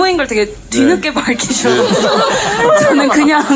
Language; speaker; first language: Korean; native; Korean